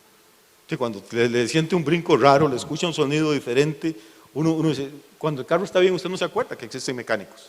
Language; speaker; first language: Spanish; native; Spanish